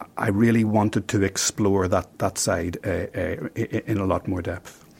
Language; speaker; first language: English; native; English